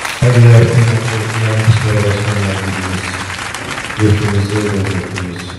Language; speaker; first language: Turkish; native; Turkish